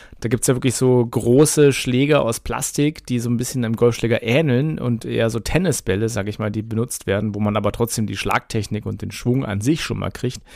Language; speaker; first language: German; native; German